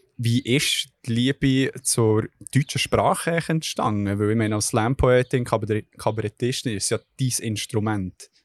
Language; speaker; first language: German; early bilingual, other home language; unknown